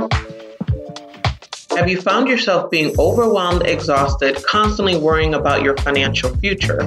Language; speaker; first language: English; native; English